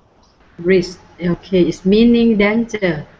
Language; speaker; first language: English; non-native, learner; Thai